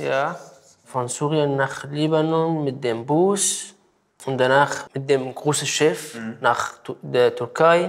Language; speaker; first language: German; non-native, learner; Arabic